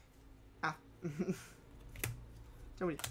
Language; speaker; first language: French; native; French